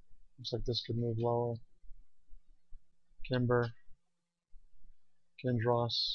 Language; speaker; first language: English; native; English